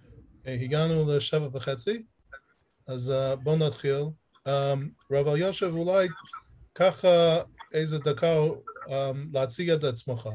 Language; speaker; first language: Hebrew; non-native, learner; English